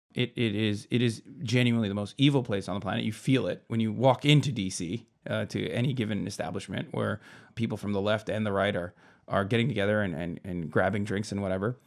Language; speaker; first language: English; native; English